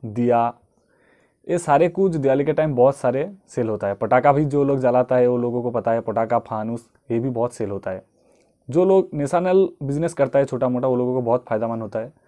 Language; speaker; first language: Hindi; non-native, local second language; Bangla